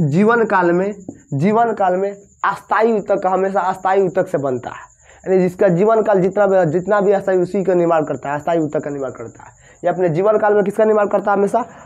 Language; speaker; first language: Hindi; native; Hindi